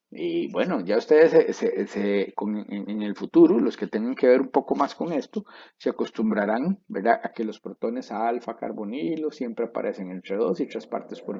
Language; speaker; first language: Spanish; native; Spanish